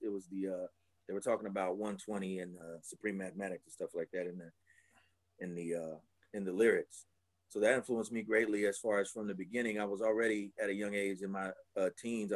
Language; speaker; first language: English; native; English